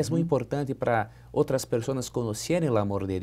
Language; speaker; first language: Spanish; non-native, learner; Portuguese